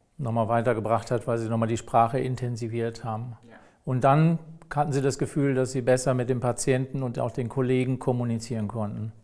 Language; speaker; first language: German; native; German